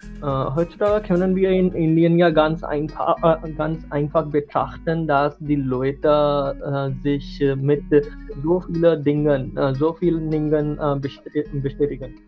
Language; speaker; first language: German; non-native, learner; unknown